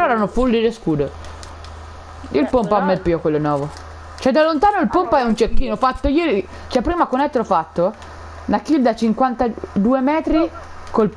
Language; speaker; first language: Italian; native; Italian